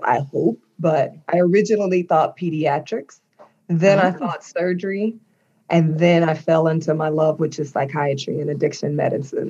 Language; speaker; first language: English; native; English